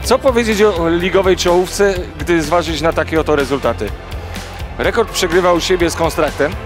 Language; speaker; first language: Polish; native; Polish